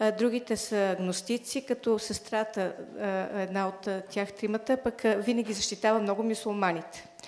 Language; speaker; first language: Bulgarian; native; Bulgarian